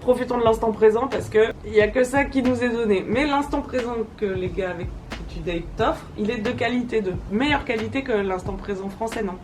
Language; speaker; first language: French; native; French